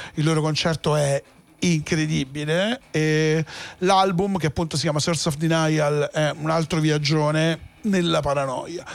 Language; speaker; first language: Italian; native; Italian